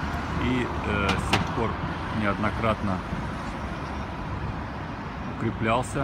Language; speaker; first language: Russian; native; Russian